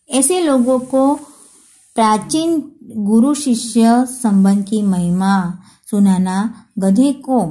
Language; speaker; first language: Hindi; non-native, local second language; Gujarati